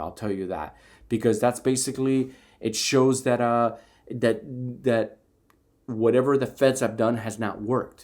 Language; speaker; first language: English; native; English